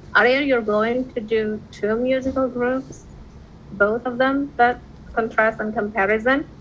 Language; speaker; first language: English; non-native, fluent; Indonesian